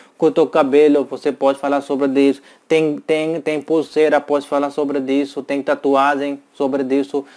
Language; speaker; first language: Portuguese; non-native, learner; Hindi